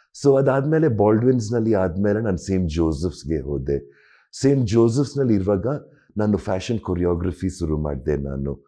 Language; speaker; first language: Kannada; non-native, local second language; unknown